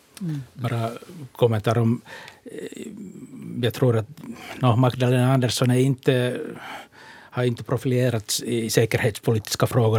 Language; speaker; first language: Swedish; non-native, local second language; Finnish